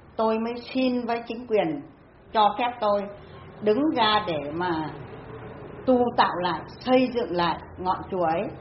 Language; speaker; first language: Vietnamese; native; Vietnamese